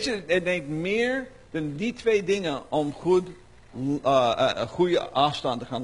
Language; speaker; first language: Dutch; non-native, learner; English